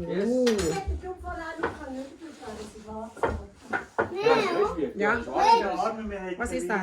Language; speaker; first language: German; non-native, learner; Thai